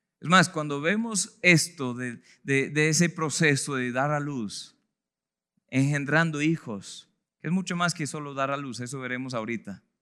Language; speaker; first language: Spanish; non-native, fluent; English